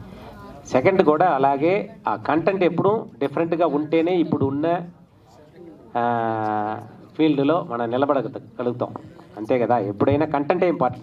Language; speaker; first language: Telugu; native; Telugu